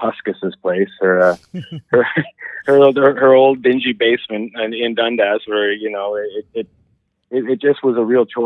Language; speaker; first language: English; native; English